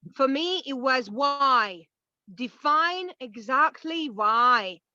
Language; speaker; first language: English; non-native, fluent; Latvian